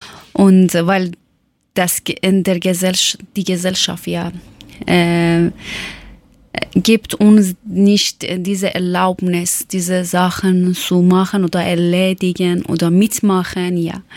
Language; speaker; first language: German; non-native, learner; Persian